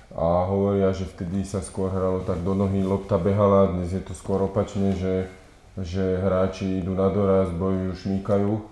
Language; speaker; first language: Slovak; native; Slovak